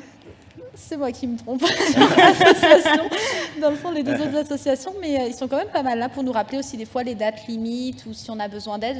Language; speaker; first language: French; native; French